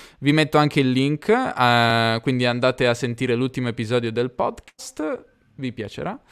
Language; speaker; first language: Italian; native; Italian